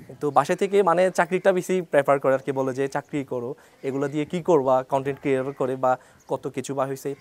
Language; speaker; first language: Bangla; non-native, local second language; Chakma